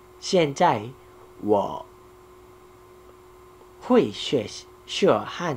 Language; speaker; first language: Chinese; non-native, learner; Korean